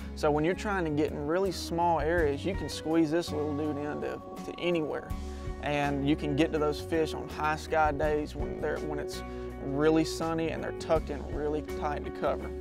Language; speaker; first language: English; native; English